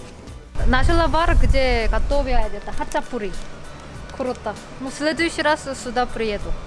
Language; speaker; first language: Russian; non-native, fluent; Korean